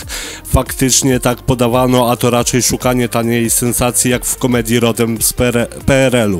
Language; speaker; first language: Polish; native; Polish